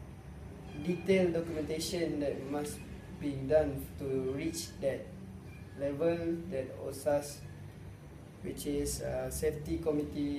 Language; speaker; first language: English; non-native, local second language; Malay